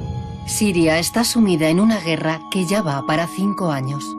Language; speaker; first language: Spanish; native; Spanish